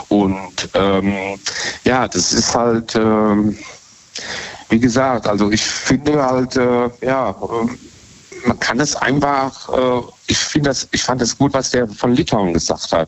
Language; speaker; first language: German; native; German